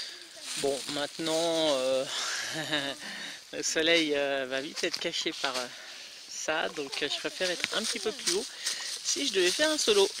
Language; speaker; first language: French; native; French